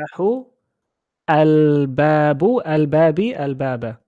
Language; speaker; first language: Arabic; non-native, fluent; English